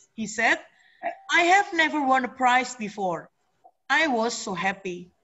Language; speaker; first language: English; non-native, fluent; Indonesian